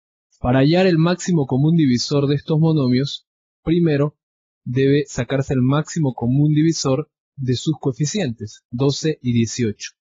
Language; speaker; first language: Spanish; native; Spanish